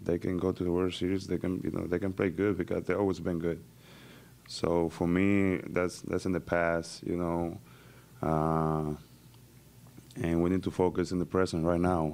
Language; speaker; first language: English; non-native, fluent; Spanish